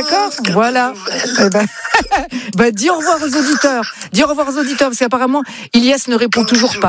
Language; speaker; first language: French; native; French